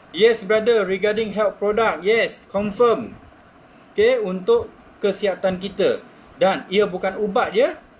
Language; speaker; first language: Malay; non-native, local second language; Chinese